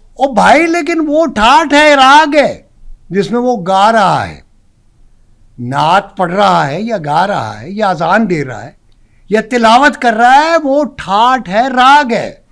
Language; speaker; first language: Urdu; non-native, local second language; Pashto